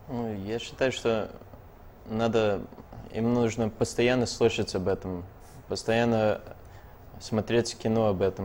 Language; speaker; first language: Russian; early bilingual, heritage; Russian